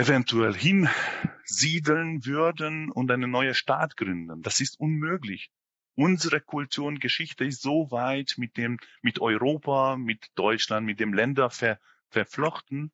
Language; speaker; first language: German; non-native, fluent; Hungarian